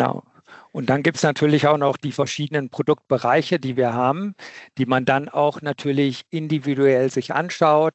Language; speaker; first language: German; native; German